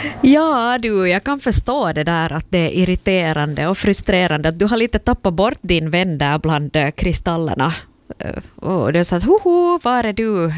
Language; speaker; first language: Swedish; native; Swedish